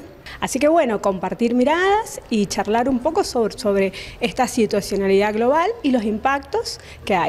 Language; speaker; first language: Spanish; native; Spanish